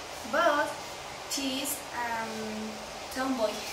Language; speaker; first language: English; non-native, learner; Spanish